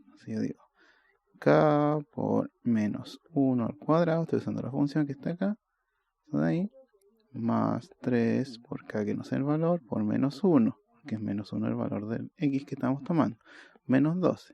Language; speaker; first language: Spanish; native; Spanish